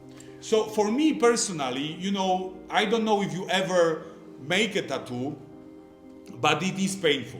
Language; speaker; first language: English; non-native, fluent; Polish